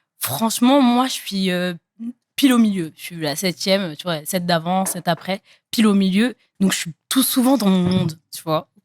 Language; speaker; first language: French; native; French